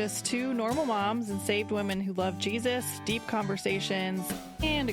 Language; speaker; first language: English; native; English